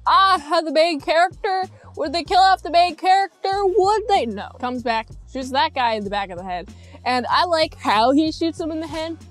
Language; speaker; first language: English; native; English